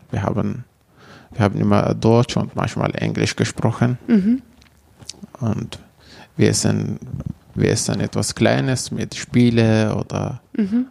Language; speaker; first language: German; non-native, learner; Arabic